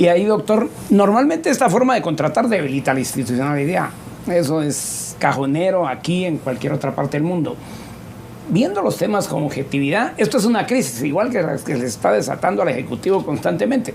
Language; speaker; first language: Spanish; native; Spanish